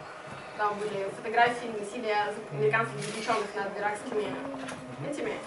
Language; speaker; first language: Russian; native; Russian